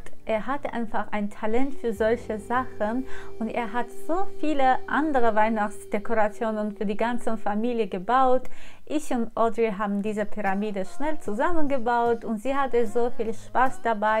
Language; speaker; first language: German; non-native, fluent; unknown